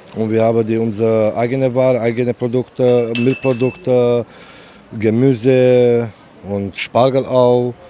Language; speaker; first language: German; non-native, fluent; Romanian